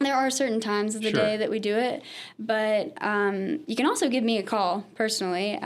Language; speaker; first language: English; native; English